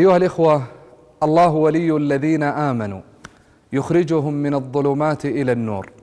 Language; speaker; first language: Arabic; native; Arabic